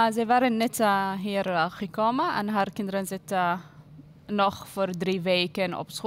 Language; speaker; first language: Dutch; non-native, learner; Arabic